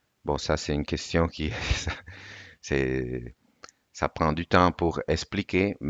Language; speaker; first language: French; non-native, fluent; Italian